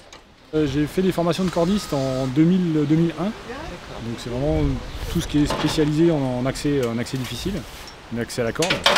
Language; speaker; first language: French; native; French